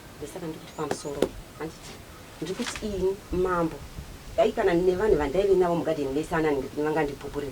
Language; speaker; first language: Shona; native; Shona